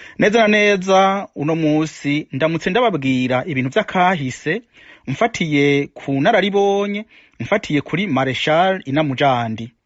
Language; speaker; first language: Rundi; native; Rundi